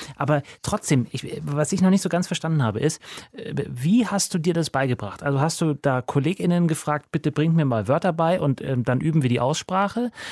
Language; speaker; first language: German; native; German